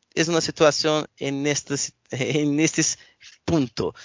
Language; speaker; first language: Spanish; non-native, learner; Portuguese